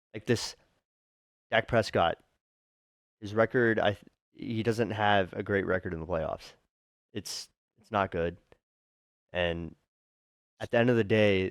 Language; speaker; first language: English; native; English